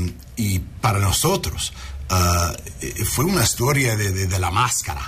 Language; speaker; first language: Spanish; non-native, learner; English